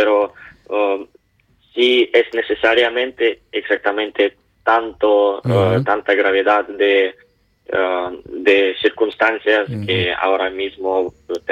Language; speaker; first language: Spanish; non-native, learner; Ukrainian